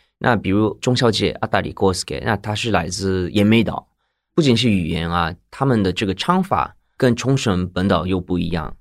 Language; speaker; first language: Chinese; non-native, fluent; Japanese